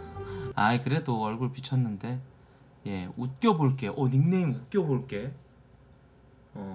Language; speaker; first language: Korean; native; Korean